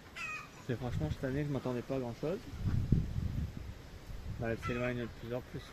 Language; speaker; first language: French; native; French